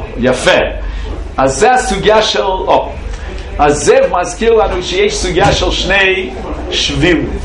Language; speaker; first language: Hebrew; non-native, fluent; English